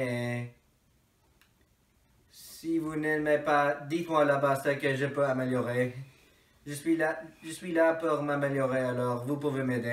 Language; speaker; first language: French; non-native, fluent; English